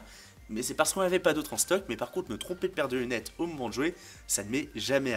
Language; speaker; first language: French; native; French